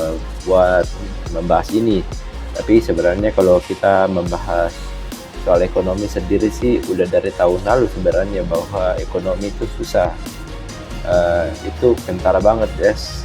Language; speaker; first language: Indonesian; native; Indonesian